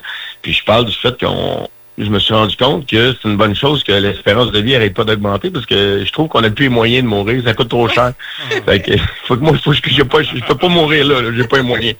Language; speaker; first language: French; native; French